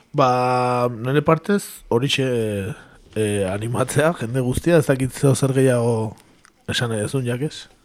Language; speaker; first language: Basque; native; Basque